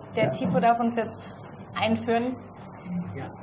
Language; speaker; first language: German; native; German